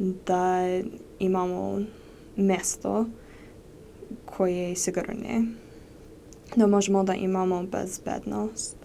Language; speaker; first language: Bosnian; non-native, learner; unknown